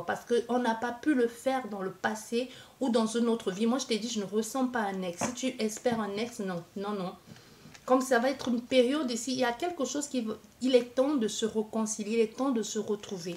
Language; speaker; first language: French; native; French